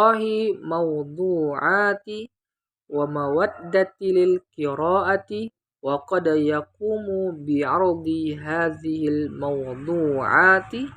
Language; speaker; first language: Arabic; non-native, learner; Indonesian